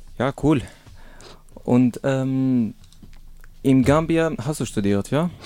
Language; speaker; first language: German; non-native, learner; Arabic